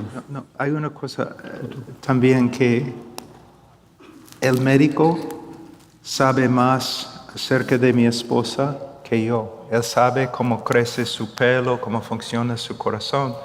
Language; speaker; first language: Spanish; non-native, fluent; English